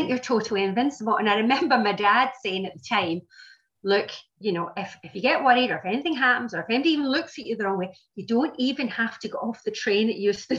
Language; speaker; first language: English; native; English